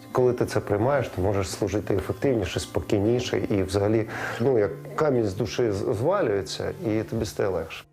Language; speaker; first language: Ukrainian; native; Ukrainian